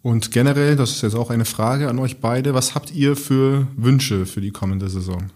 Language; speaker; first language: German; native; German